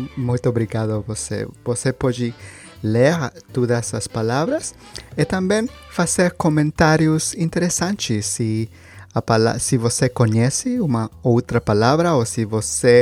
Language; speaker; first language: Portuguese; non-native, learner; Spanish